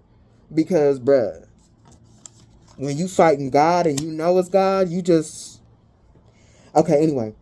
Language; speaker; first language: English; native; English